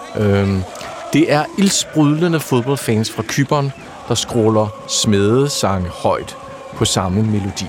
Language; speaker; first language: Danish; native; Danish